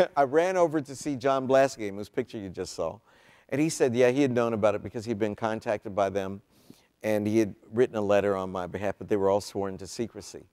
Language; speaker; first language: English; native; English